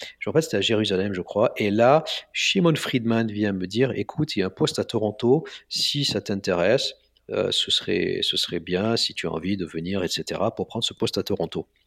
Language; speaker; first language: French; non-native, local second language; Arabic